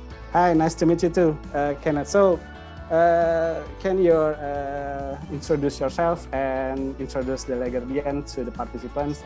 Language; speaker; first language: English; non-native, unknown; Indonesian